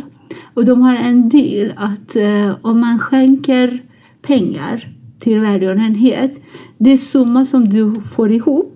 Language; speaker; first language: Swedish; non-native, fluent; Persian